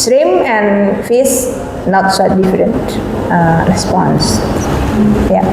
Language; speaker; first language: English; non-native, fluent; Indonesian